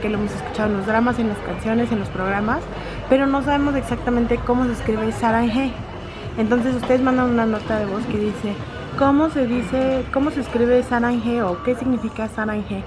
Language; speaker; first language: Spanish; native; Spanish